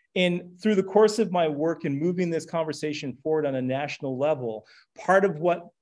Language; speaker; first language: English; native; English